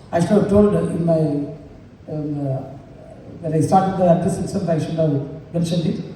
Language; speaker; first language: English; non-native, local second language; Tamil